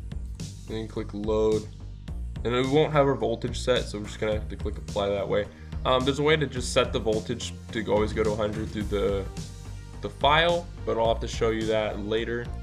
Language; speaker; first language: English; native; English